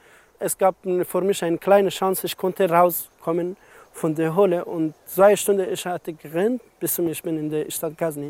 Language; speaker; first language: German; non-native, learner; Persian